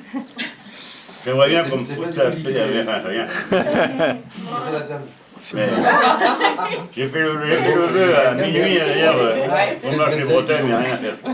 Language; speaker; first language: French; native; French